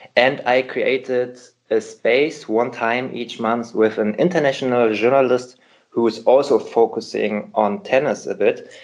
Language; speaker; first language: English; non-native, fluent; German